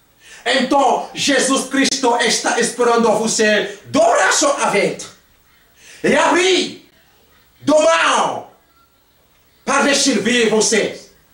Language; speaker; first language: Portuguese; non-native, learner; Haitian Creole